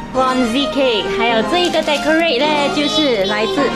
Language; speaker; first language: Chinese; native; Chinese